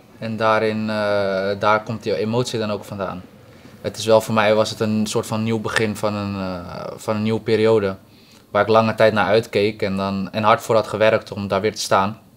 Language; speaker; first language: Dutch; native; Dutch